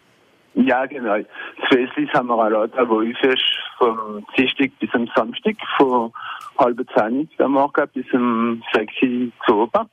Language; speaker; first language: German; non-native, local second language; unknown